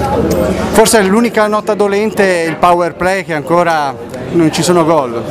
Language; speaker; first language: Italian; native; Italian